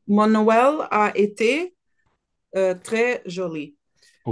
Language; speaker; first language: French; non-native, learner; Portuguese